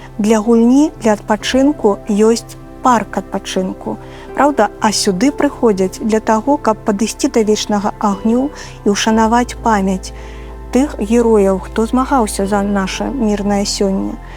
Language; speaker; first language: Belarusian; native; Belarusian